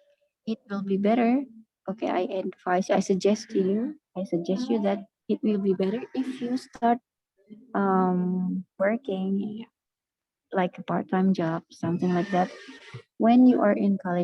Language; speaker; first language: English; non-native, local second language; Indonesian